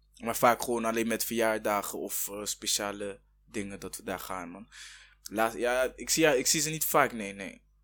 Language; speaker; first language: Dutch; early bilingual, other home language; Kinyarwanda